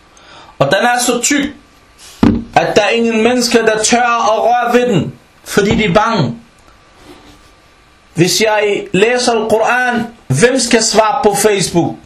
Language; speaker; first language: Danish; early bilingual, other home language; Arabic